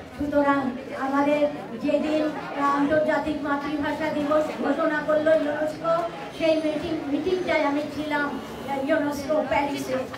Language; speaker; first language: Bangla; native; Bangla